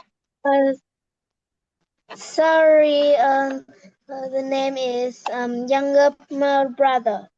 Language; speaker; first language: English; non-native, learner; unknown